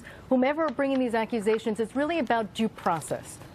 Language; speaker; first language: English; native; English